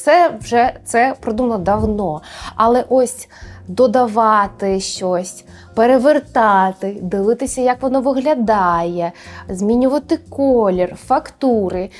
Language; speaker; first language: Ukrainian; native; Ukrainian